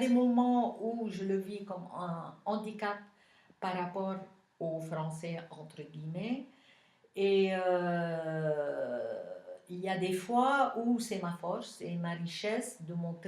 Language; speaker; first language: French; non-native, local second language; Arabic